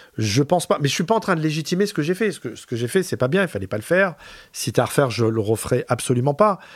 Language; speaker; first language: French; native; French